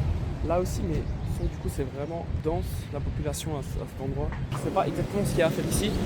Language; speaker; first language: French; native; French